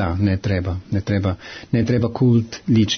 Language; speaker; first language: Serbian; non-native, fluent; German